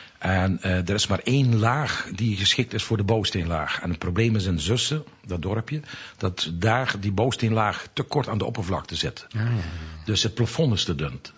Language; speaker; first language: Dutch; native; Dutch